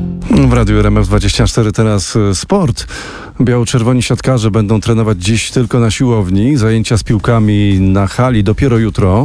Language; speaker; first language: Polish; native; Polish